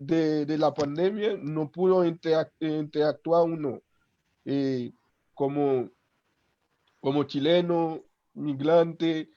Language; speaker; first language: Spanish; non-native, local second language; Haitian Creole